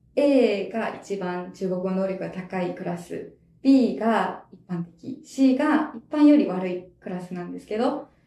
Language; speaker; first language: Japanese; native; Japanese